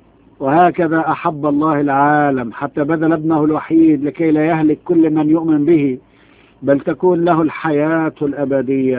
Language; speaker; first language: Arabic; native; Arabic